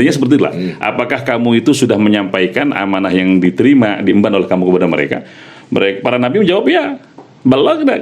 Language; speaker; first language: Indonesian; native; Indonesian